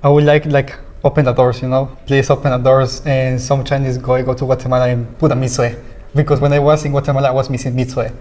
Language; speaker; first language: English; non-native, learner; Spanish